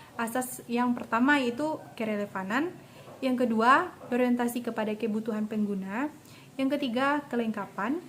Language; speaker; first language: Indonesian; native; Indonesian